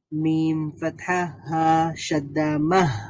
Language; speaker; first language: Arabic; non-native, learner; Bangla